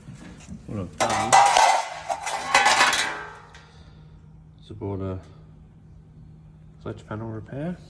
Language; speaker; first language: English; native; English